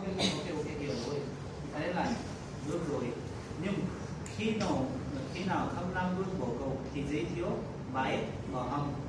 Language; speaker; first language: Vietnamese; non-native, learner; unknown